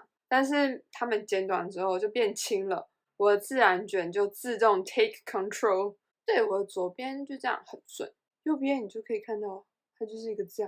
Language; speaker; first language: Chinese; native; Chinese